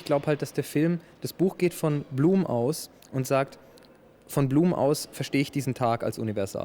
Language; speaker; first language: German; native; German